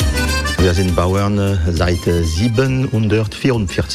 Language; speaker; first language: German; non-native, learner; French